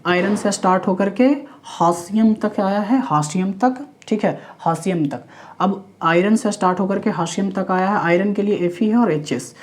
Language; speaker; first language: Hindi; non-native, local second language; Marathi